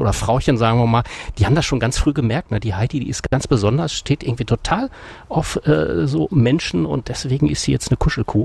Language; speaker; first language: German; native; German